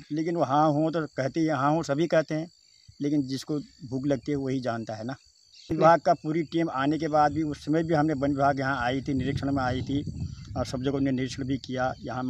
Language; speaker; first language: Hindi; native; Hindi